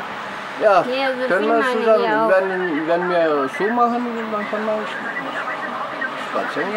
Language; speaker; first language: German; non-native, learner; Turkish